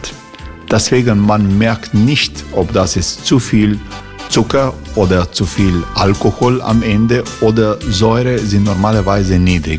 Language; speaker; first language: German; non-native, learner; Croatian